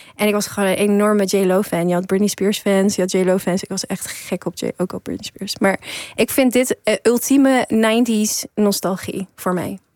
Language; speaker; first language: Dutch; early bilingual, other home language; Persian